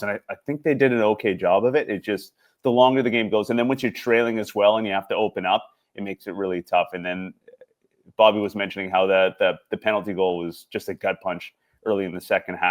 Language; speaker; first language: English; native; English